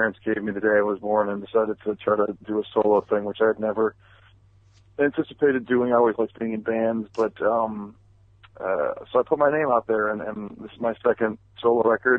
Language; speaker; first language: English; native; English